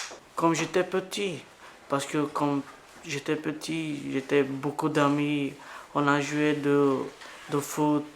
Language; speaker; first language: French; non-native, learner; Bulgarian